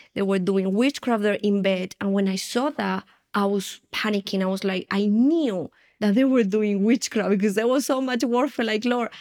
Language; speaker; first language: English; non-native, fluent; Spanish